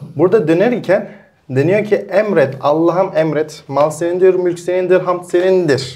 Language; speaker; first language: Turkish; early bilingual, heritage; Turkish